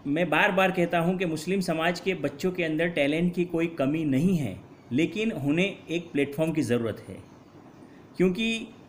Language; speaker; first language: Hindi; non-native, local second language; Gujarati